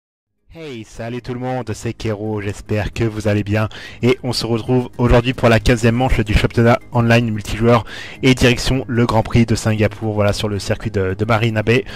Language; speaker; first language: French; native; French